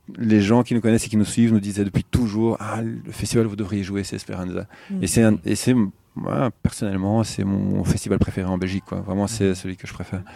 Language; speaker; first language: French; non-native, fluent; Portuguese